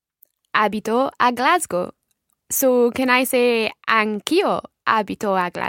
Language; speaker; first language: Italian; non-native, learner; English